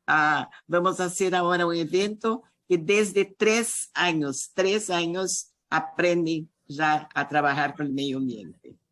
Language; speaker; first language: Spanish; non-native, learner; Portuguese